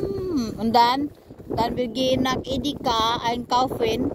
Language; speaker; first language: German; non-native, learner; Filipino